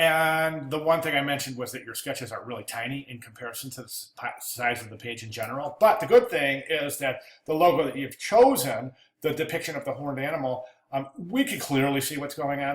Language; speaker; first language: English; native; English